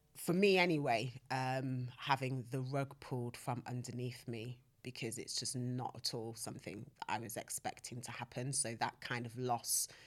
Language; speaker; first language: English; native; English